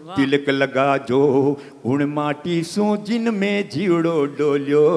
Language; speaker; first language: Hindi; native; Hindi